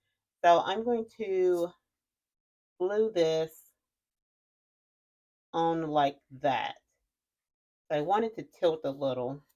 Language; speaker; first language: English; native; English